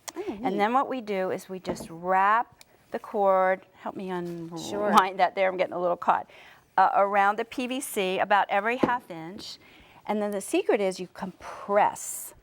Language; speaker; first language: English; native; English